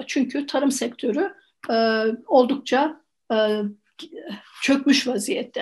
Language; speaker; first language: Turkish; native; Turkish